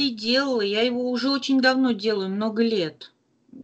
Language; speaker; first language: Russian; native; Russian